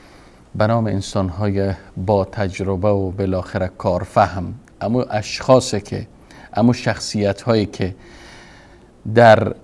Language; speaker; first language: Persian; native; Persian